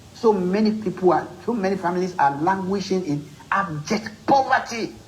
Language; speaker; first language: English; non-native, local second language; Yoruba